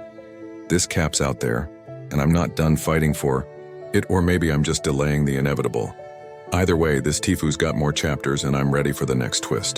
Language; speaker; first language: English; native; English